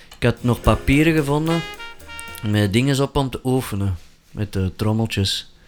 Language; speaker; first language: Dutch; native; Dutch